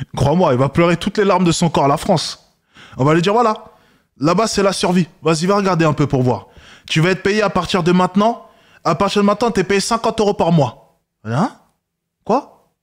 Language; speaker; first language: French; native; French